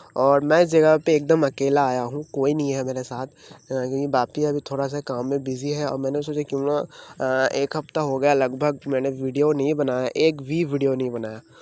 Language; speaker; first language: Hindi; non-native, local second language; Bangla